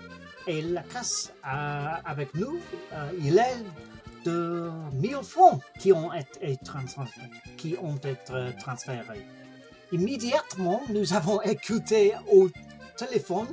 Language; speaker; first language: French; non-native, learner; English